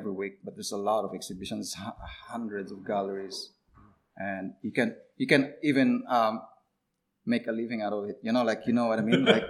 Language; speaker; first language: English; non-native, local second language; Cebuano